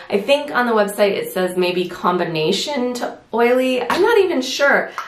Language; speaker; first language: English; native; English